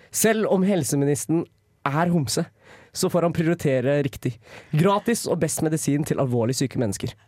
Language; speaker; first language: Norwegian; native; Norwegian